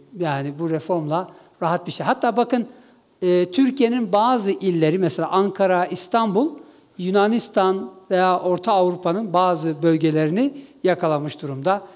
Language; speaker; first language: Turkish; non-native, local second language; Kurdish